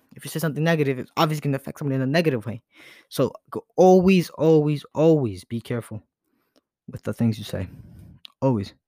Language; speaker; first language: English; early bilingual, other home language; Spanish